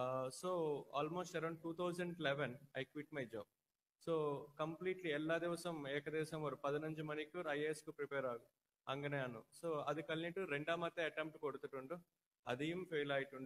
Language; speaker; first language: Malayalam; non-native, learner; Telugu